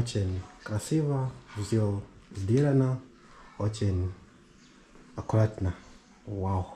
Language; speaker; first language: Russian; non-native, learner; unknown